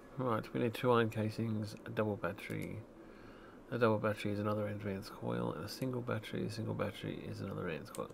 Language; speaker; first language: English; native; English